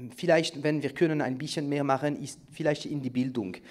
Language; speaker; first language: German; non-native, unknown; French